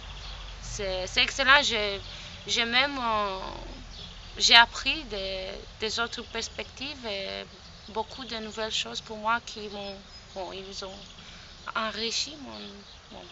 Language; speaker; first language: French; non-native, fluent; Romanian